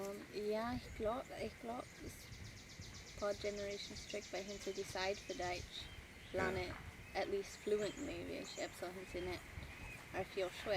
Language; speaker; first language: German; early bilingual, heritage; Pennsylvania German